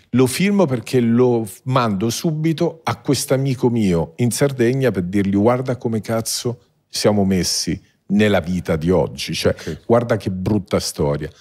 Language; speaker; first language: Italian; native; Italian